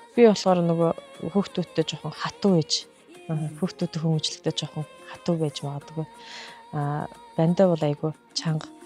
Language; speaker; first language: Mongolian; non-native, local second language; Kazakh